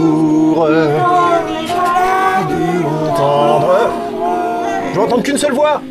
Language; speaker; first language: French; native; French